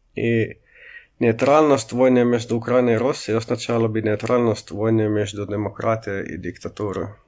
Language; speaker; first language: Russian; non-native, fluent; Finnish